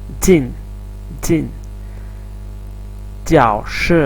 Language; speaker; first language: Chinese; non-native, fluent; Urdu